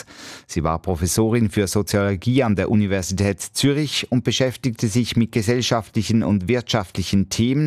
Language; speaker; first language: German; native; German